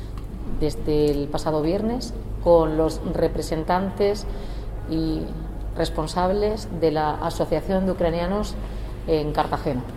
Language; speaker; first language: Spanish; native; Spanish